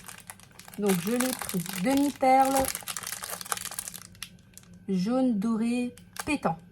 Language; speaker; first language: French; native; French